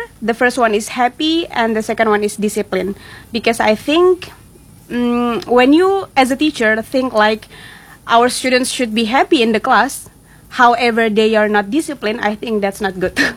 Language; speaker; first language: English; non-native, fluent; Indonesian